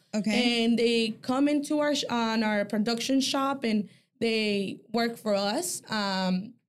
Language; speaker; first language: English; early bilingual, other home language; Spanish